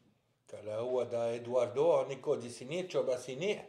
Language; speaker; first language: Indonesian; non-native, learner; French